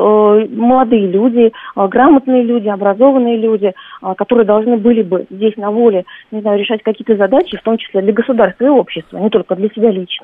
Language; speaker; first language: Russian; native; Russian